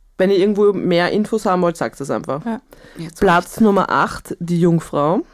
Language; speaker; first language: German; native; German